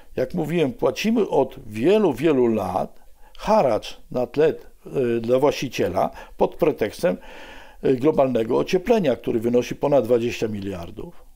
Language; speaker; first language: Polish; native; Polish